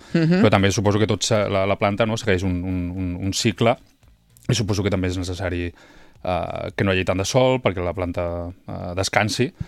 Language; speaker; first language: Catalan; native; Catalan